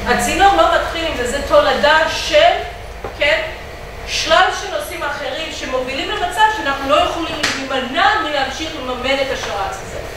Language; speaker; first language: Hebrew; non-native, fluent; English